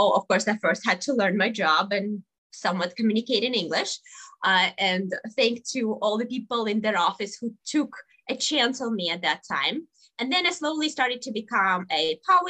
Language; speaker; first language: English; non-native, fluent; Russian